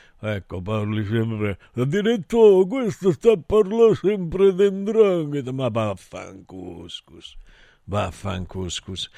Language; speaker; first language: Italian; native; Italian